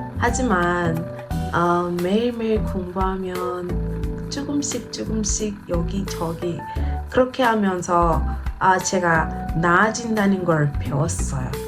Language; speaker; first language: Korean; non-native, learner; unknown